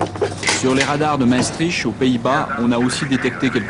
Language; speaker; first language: French; native; French